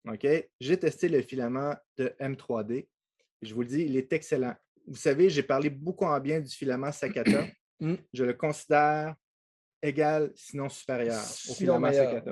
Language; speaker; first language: French; native; French